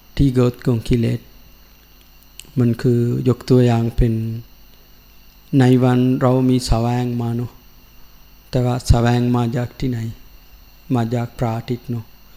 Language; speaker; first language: Thai; non-native, learner; Sinhala